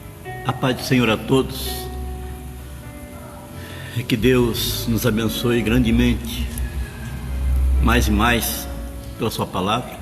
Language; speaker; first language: Portuguese; native; Portuguese